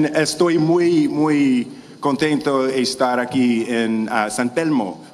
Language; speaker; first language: Spanish; non-native, learner; English